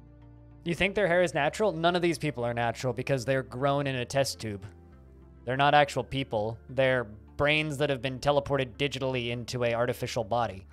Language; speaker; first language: English; native; English